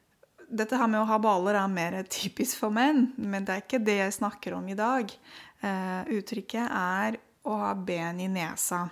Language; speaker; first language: Norwegian; non-native, fluent; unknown